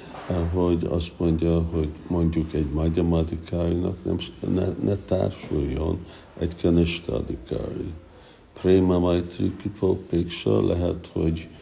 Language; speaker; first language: Hungarian; early bilingual, heritage; Hungarian